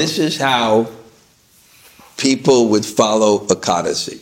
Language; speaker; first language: English; native; English